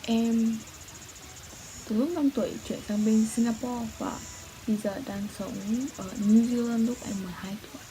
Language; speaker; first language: Vietnamese; early bilingual, heritage; Vietnamese